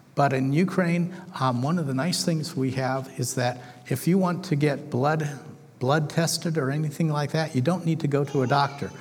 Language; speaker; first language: English; native; English